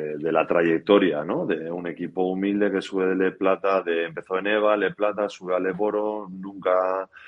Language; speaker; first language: Spanish; native; Spanish